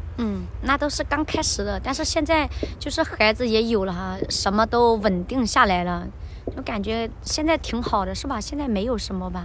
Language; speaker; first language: Chinese; non-native, fluent; Vietnamese